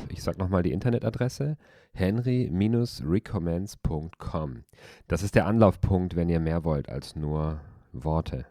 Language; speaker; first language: German; native; German